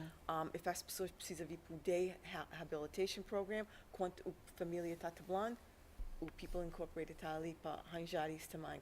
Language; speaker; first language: Portuguese; early bilingual, heritage; English